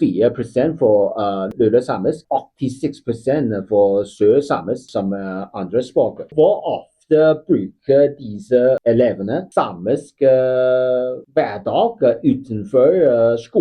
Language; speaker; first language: Norwegian; non-native, fluent; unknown